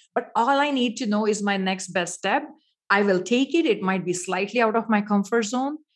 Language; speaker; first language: English; non-native, local second language; Marathi